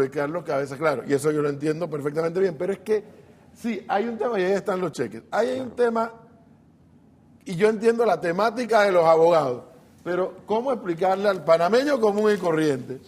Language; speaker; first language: Spanish; native; Spanish